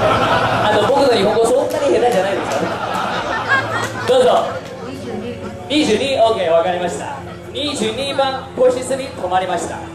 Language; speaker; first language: Japanese; non-native, fluent; Chinese